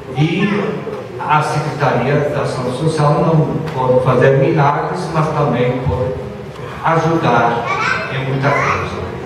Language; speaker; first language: Portuguese; non-native, fluent; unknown